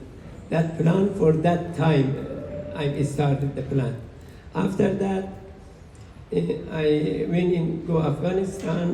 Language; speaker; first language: English; non-native, learner; Persian